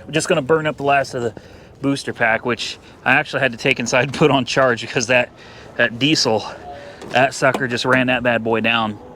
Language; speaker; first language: English; native; English